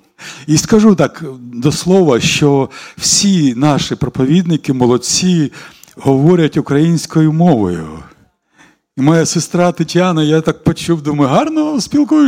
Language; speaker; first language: Ukrainian; non-native, local second language; Russian